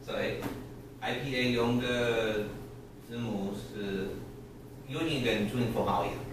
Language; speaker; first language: Chinese; non-native, fluent; English